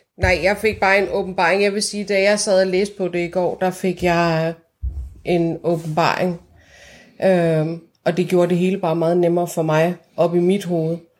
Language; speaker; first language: Danish; early bilingual, other home language; Persian